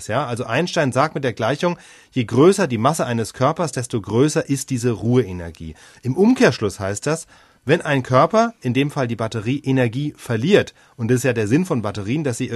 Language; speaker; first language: German; native; German